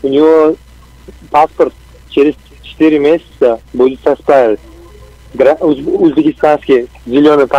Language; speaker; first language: Russian; non-native, local second language; Uzbek